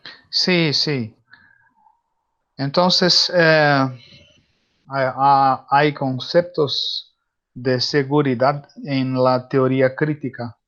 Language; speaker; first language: Spanish; non-native, learner; Portuguese